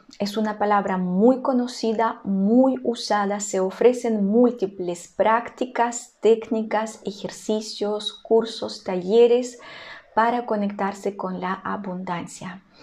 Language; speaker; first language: Spanish; non-native, fluent; Russian